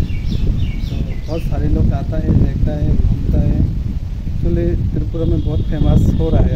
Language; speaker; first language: Hindi; non-native, local second language; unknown